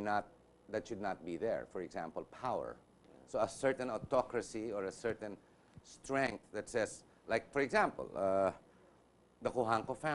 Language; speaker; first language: English; non-native, local second language; Filipino